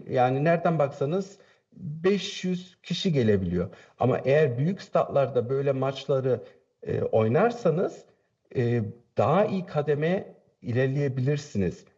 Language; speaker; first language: Turkish; native; Turkish